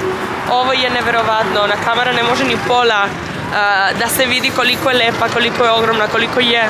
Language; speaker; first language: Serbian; early bilingual, heritage; Serbian